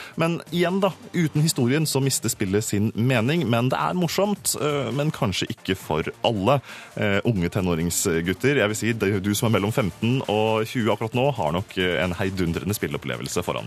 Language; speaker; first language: Norwegian; native; Norwegian